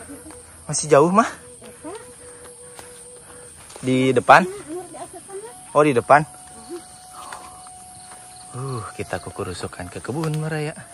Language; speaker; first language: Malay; non-native, local second language; Sundanese